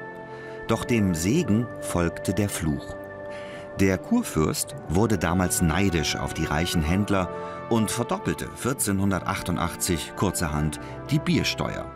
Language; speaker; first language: German; native; German